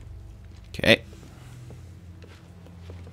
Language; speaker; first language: English; native; English